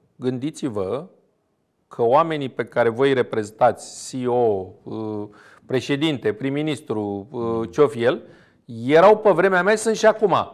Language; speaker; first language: Romanian; native; Romanian